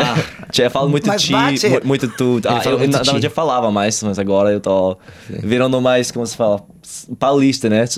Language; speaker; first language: Portuguese; non-native, fluent; English